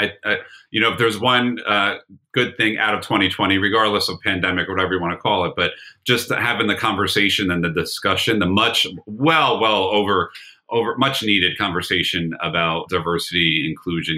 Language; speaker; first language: English; native; English